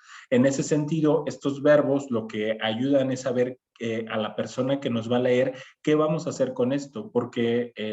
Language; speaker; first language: Spanish; native; Spanish